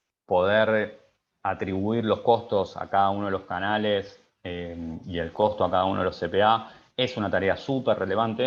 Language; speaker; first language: Spanish; native; Spanish